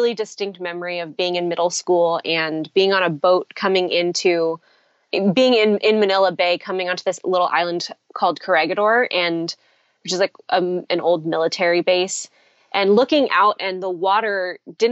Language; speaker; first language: English; native; English